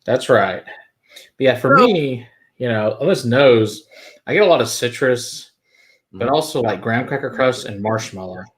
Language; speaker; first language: English; native; English